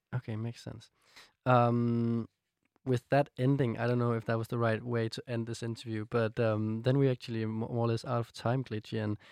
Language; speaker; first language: English; non-native, fluent; Danish